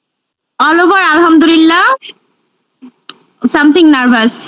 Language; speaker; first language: English; non-native, learner; Bangla